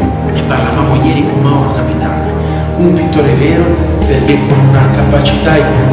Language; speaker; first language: Italian; native; Italian